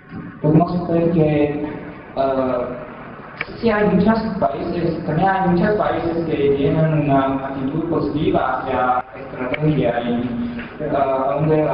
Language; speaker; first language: Spanish; non-native, fluent; Chinese